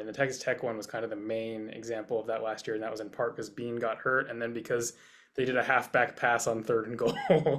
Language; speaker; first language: English; native; English